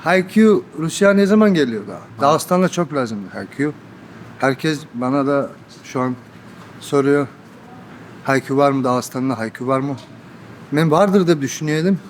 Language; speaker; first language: Turkish; non-native, learner; Kumyk